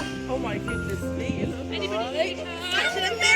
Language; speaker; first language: English; native; English